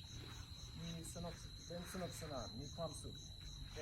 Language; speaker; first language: Thai; non-native, learner; English